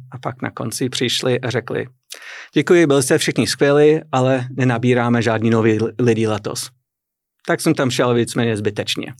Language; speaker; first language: Czech; non-native, fluent; English